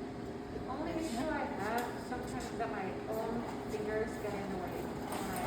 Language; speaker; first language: English; native; English